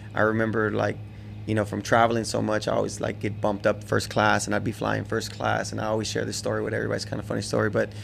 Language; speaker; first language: English; native; English